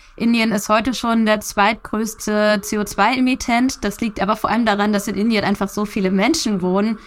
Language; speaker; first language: German; native; German